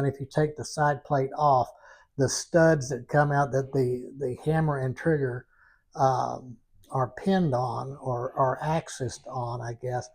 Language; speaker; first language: English; native; English